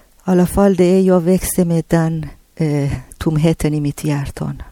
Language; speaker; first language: Swedish; non-native, learner; Persian